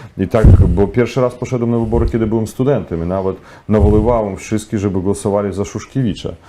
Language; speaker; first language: Polish; non-native, fluent; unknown